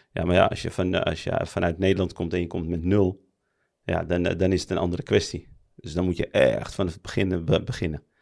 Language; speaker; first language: Dutch; early bilingual, other home language; Arabic